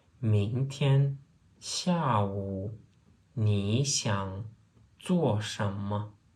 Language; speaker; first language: Chinese; non-native, fluent; Turkmen